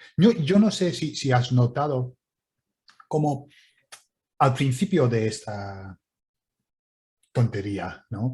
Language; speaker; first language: Spanish; non-native, fluent; English